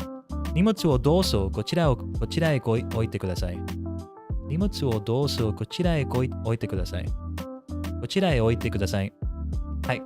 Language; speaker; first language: Japanese; non-native, learner; English